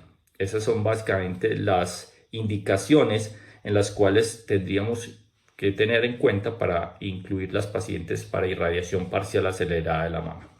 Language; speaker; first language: Spanish; native; Spanish